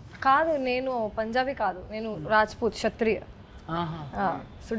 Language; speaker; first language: Telugu; non-native, local second language; Hindi